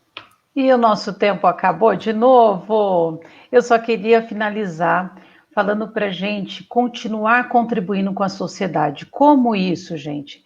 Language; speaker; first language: Portuguese; native; Portuguese